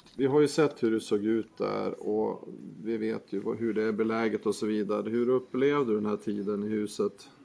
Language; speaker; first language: Swedish; native; Swedish